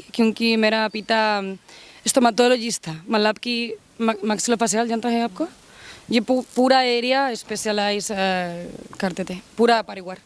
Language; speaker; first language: Hindi; non-native, learner; Spanish